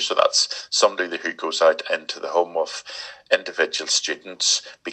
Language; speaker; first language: English; native; English